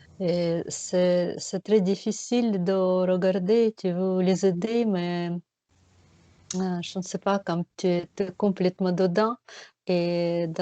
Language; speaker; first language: French; non-native, fluent; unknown